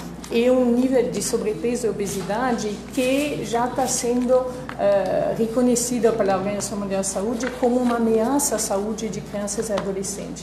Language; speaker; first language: Portuguese; non-native, fluent; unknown